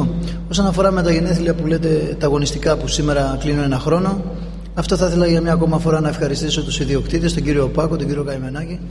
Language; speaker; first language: Greek; native; Greek